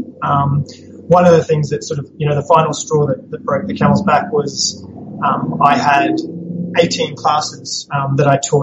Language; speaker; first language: English; native; English